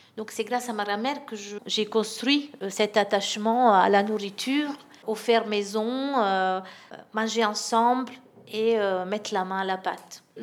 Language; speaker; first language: French; non-native, fluent; Italian